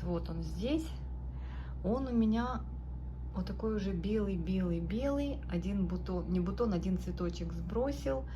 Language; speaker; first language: Russian; native; Russian